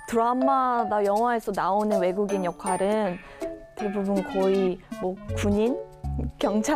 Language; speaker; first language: Korean; early bilingual, other home language; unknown